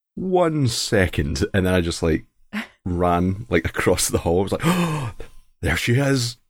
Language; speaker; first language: English; native; English